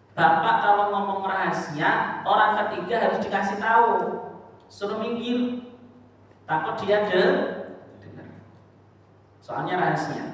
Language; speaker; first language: Indonesian; non-native, local second language; Javanese